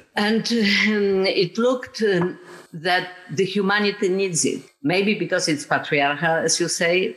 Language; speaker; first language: English; non-native, fluent; Polish